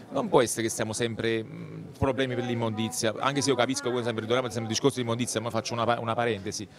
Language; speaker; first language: Italian; native; Italian